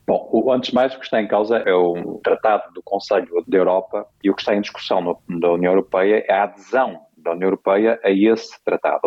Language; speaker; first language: Portuguese; native; Portuguese